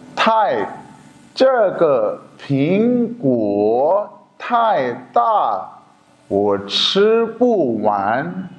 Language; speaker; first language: Chinese; non-native, fluent; Urdu